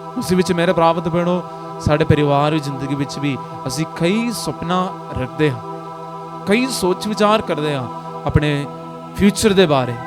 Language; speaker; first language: Punjabi; non-native, fluent; Malayalam